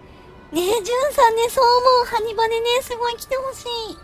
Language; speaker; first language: Japanese; native; Japanese